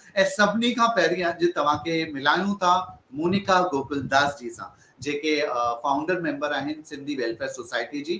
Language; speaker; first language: Sindhi; early bilingual, heritage; Sindhi